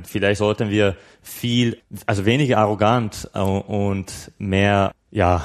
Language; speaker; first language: German; non-native, fluent; Slovak